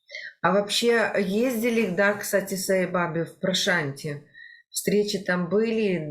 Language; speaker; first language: Russian; native; Russian